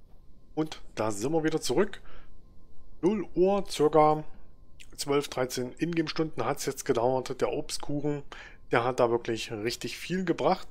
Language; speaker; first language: German; native; German